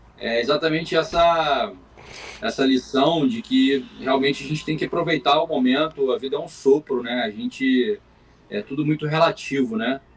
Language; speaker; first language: Portuguese; native; Portuguese